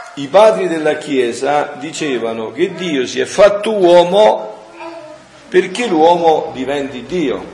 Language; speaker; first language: Italian; native; Italian